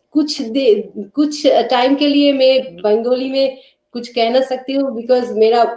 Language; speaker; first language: Hindi; non-native, learner; Bangla